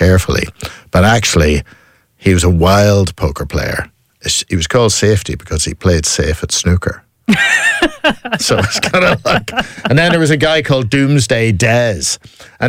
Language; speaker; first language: English; native; English